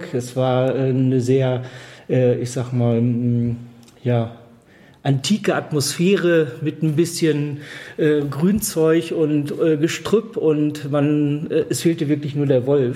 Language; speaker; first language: German; native; German